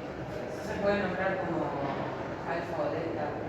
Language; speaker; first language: Spanish; native; Spanish